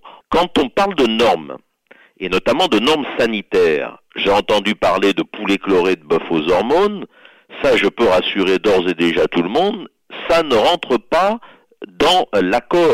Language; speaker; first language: French; native; French